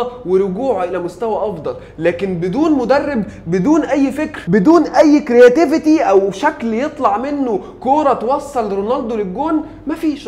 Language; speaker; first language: Arabic; native; Arabic